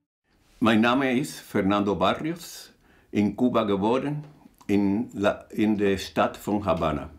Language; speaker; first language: German; non-native, fluent; Spanish